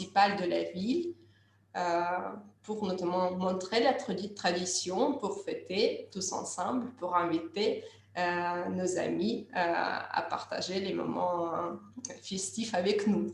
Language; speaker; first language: French; non-native, fluent; Russian